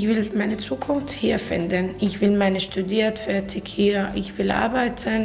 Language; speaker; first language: German; non-native, learner; Arabic